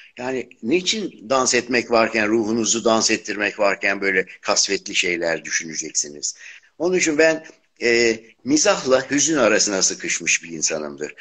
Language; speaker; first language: Turkish; native; Turkish